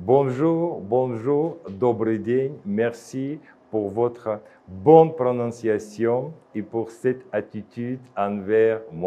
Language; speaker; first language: French; non-native, fluent; Russian